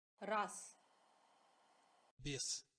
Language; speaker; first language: Russian; non-native, learner; English